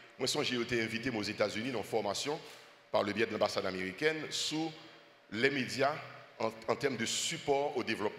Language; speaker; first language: French; non-native, local second language; Haitian Creole